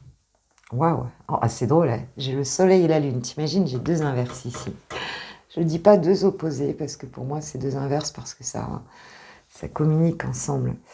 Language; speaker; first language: French; native; French